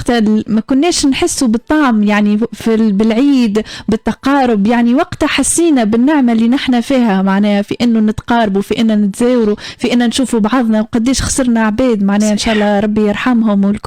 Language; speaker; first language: Arabic; native; Arabic